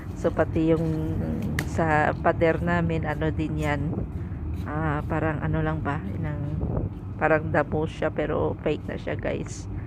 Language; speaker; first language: Filipino; non-native, local second language; Cebuano